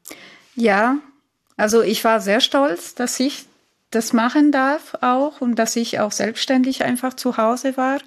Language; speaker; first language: German; non-native, fluent; Italian